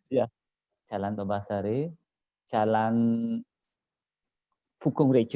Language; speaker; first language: Indonesian; non-native, learner; Khmer